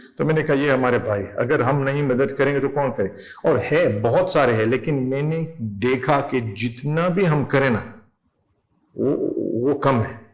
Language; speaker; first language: Urdu; non-native, fluent; English